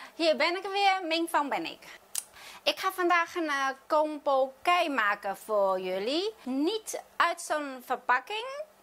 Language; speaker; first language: Dutch; non-native, fluent; Chinese